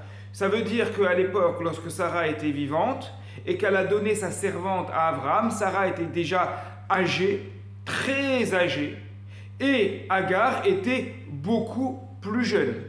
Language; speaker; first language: French; native; French